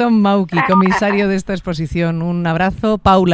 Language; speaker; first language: Spanish; native; Spanish